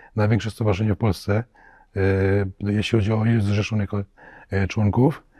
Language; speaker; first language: Polish; native; Polish